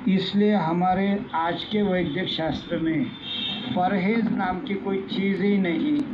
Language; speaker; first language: Hindi; non-native, local second language; Marathi